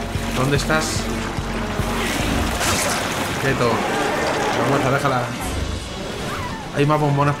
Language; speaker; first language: Spanish; native; Spanish